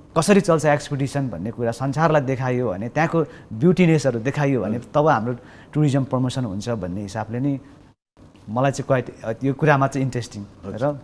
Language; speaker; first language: Nepali; non-native, local second language; Sherpa